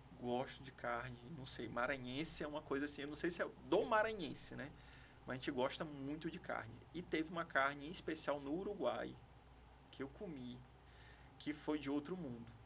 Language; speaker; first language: Portuguese; native; Portuguese